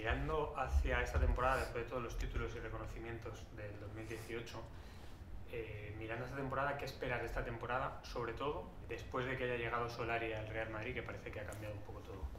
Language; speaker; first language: Spanish; native; Spanish